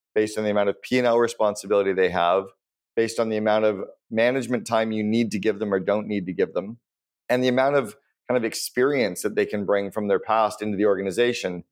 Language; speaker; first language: English; native; English